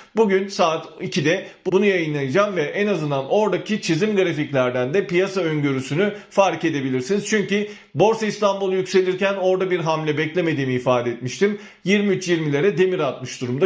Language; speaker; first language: Turkish; native; Turkish